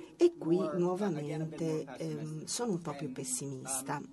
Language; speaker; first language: Italian; non-native, fluent; Catalan